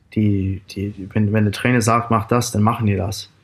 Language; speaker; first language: German; non-native, fluent; English